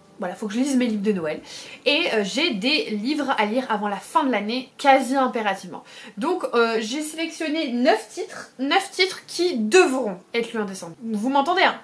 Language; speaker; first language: French; native; French